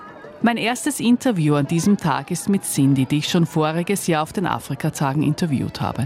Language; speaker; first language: German; native; German